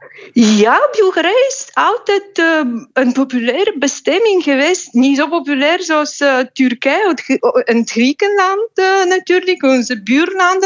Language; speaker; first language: Dutch; non-native, fluent; Bulgarian